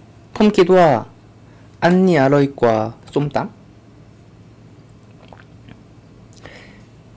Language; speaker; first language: Thai; non-native, learner; Korean